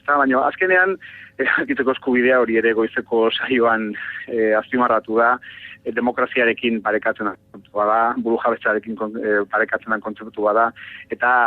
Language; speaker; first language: Basque; native; Basque